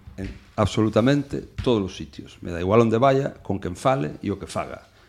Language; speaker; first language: Galician; non-native, local second language; Spanish